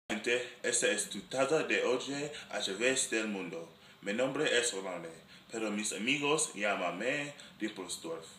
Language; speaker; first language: Spanish; non-native, learner; English